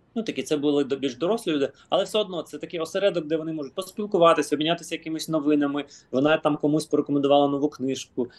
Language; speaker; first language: Ukrainian; non-native, local second language; Russian